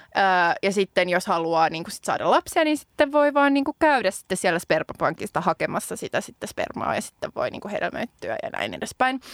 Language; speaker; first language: Finnish; non-native, local second language; Swedish